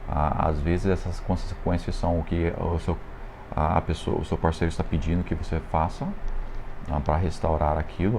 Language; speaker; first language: Portuguese; non-native, fluent; English